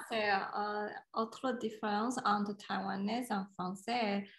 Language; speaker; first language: French; non-native, learner; Chinese